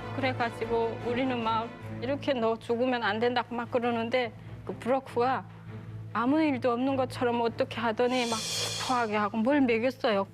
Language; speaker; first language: Korean; native; Korean